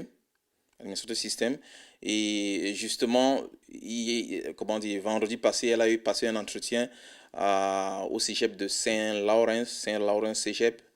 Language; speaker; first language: French; non-native, fluent; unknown